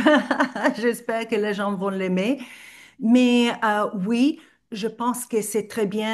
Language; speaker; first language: French; non-native, fluent; Turkish